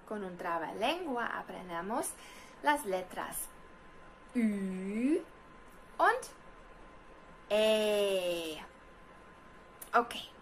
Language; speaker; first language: Spanish; non-native, learner; German